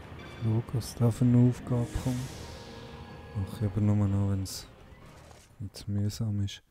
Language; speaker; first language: German; native; German